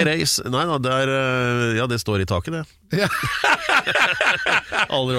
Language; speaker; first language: Norwegian; native; Norwegian